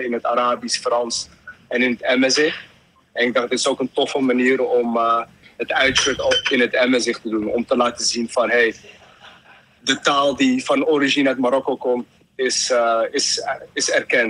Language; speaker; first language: Dutch; early bilingual, other home language; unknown